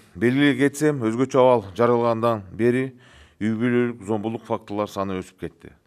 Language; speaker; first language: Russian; non-native, local second language; Kyrgyz